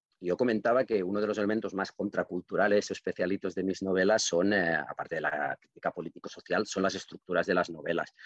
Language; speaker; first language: Spanish; non-native, local second language; Catalan